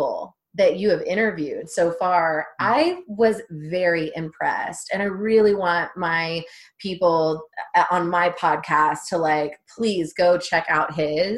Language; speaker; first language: English; native; English